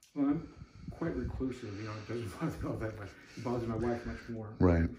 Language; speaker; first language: English; native; English